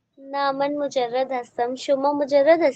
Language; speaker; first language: Persian; non-native, learner; Urdu